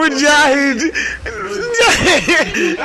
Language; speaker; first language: English; native; English